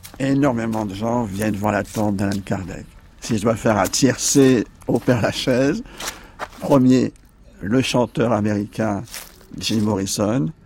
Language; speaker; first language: French; native; French